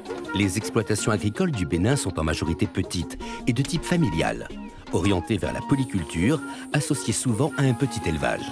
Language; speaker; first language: French; native; French